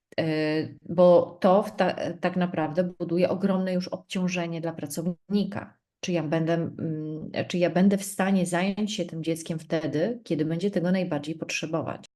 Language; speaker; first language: Polish; native; Polish